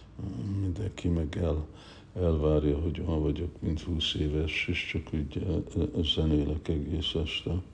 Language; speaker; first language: Hungarian; early bilingual, heritage; Hungarian